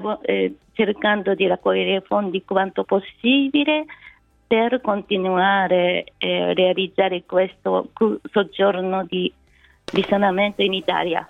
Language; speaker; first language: Italian; non-native, fluent; Japanese